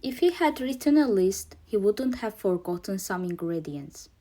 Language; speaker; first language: English; non-native, fluent; Azerbaijani